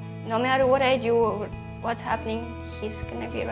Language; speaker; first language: English; non-native, fluent; Romanian